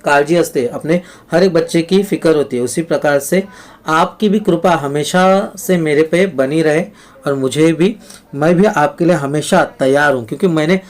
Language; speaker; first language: Hindi; non-native, local second language; Marathi